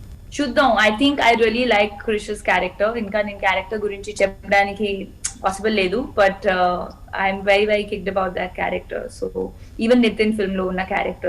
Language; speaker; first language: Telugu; non-native, local second language; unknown